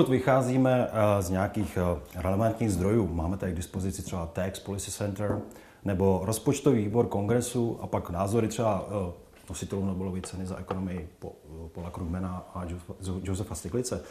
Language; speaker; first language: Czech; native; Czech